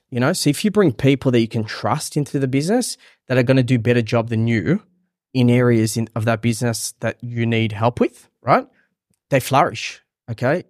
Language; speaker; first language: English; early bilingual, other home language; Hebrew